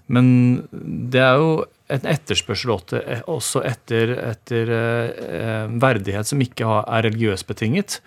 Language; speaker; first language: Norwegian; native; Norwegian